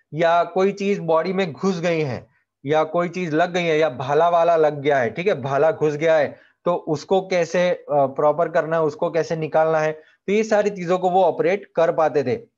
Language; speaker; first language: Hindi; non-native, local second language; Gujarati